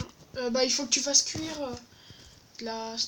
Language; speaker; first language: French; native; French